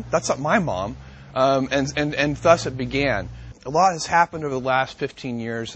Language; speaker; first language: English; native; English